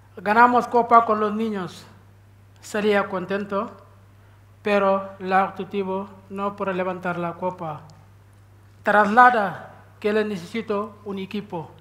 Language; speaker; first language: Spanish; non-native, learner; Wolof